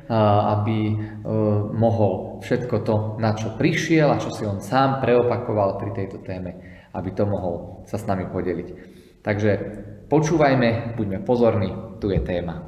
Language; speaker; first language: Slovak; native; Slovak